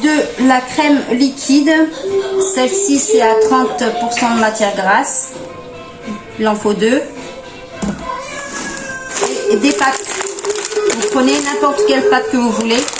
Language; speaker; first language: French; native; French